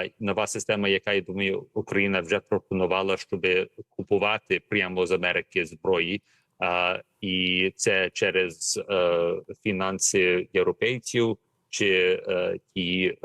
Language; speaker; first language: Ukrainian; early bilingual, heritage; Ukrainian